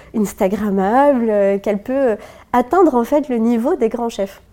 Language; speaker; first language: French; native; French